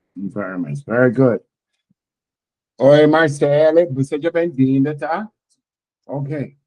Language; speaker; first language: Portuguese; non-native, learner; English